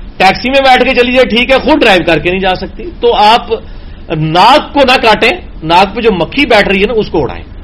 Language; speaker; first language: Urdu; non-native, local second language; Punjabi